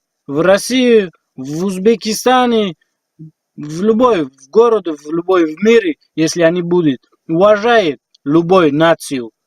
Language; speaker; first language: Russian; non-native, learner; Tajik